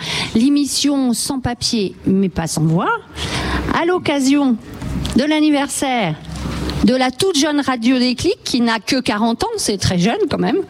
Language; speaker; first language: French; native; French